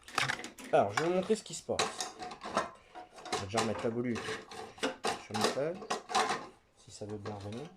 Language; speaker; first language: French; native; French